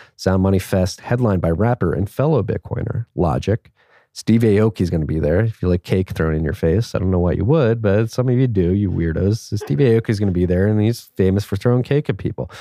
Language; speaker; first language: English; native; English